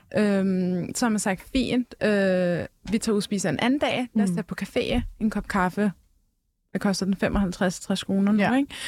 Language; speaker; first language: Danish; early bilingual, other home language; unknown